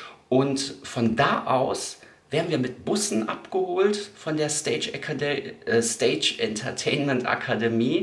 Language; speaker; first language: German; native; German